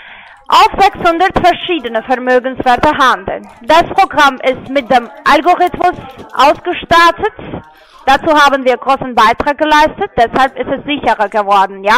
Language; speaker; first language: German; non-native, learner; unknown